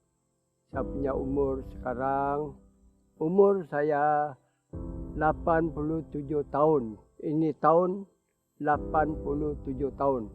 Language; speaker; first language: Indonesian; non-native, local second language; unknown